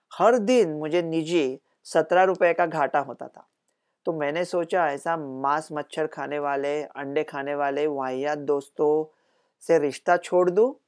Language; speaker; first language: Hindi; non-native, local second language; Marathi